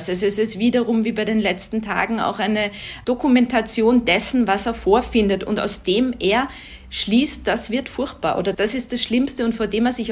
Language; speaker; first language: German; native; German